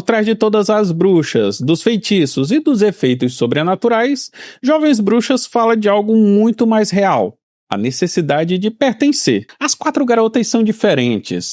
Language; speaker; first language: Portuguese; native; Portuguese